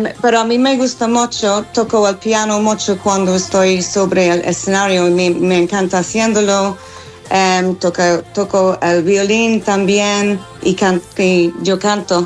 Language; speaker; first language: Spanish; non-native, fluent; English